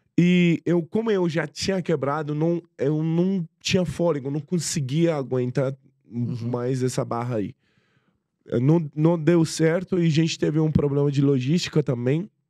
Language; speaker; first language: Portuguese; non-native, fluent; Persian